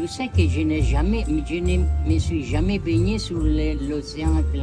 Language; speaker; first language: French; non-native, learner; Italian